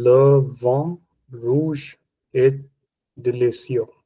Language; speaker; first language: French; non-native, learner; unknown